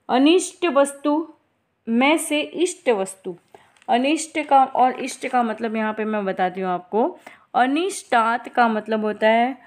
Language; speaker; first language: Hindi; non-native, local second language; Gujarati